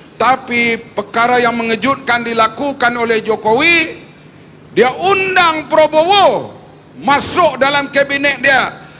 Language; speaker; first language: Malay; native; Malay